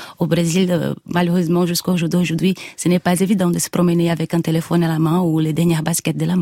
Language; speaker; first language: French; non-native, fluent; Portuguese